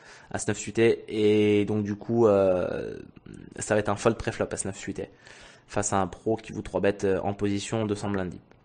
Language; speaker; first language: French; native; French